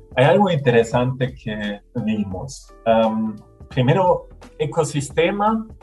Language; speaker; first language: Spanish; non-native, fluent; German